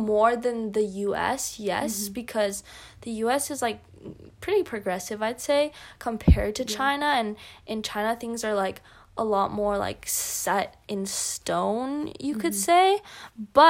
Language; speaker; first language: English; native; English